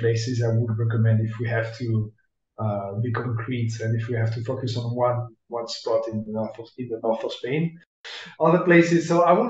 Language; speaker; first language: English; non-native, fluent; French